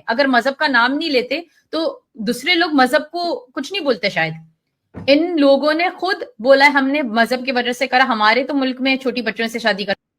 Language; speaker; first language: Hindi; early bilingual, heritage; Urdu